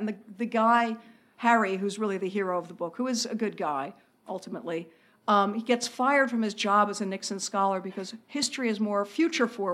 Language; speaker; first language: English; native; English